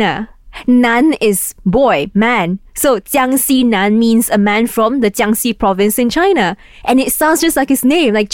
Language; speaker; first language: English; non-native, local second language; Cantonese